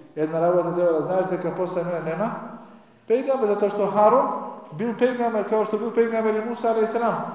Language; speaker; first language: Macedonian; non-native, local second language; Albanian